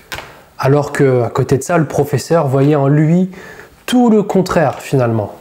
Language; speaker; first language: French; native; French